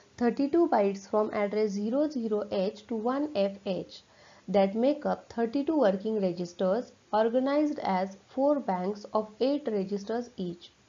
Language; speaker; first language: English; non-native, local second language; Marathi